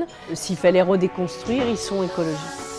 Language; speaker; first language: French; native; French